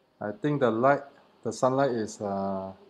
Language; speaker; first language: English; non-native, learner; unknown